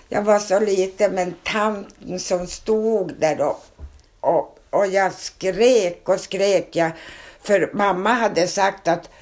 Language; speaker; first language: Swedish; early bilingual, other home language; Finnish